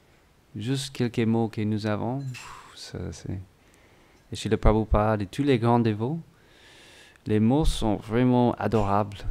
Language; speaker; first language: French; non-native, learner; English